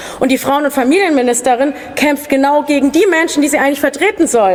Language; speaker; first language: German; native; German